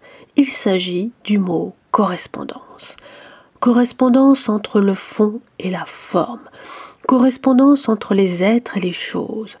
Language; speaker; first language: French; native; French